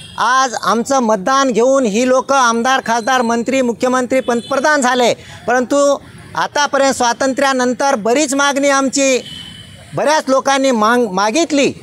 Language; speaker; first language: Marathi; non-native, local second language; Lambadi